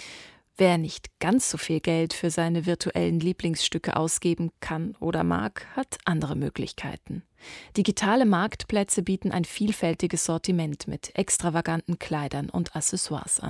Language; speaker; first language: German; native; German